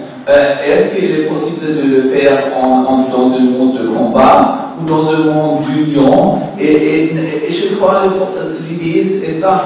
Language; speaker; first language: French; non-native, learner; German